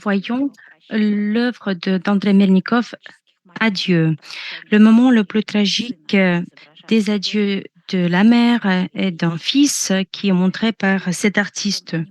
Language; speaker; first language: French; non-native, fluent; Russian